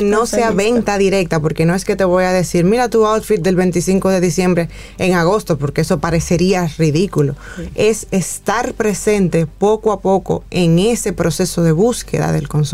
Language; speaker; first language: Spanish; native; Spanish